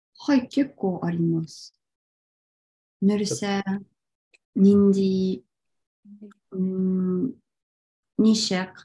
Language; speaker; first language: Japanese; non-native, fluent; Tatar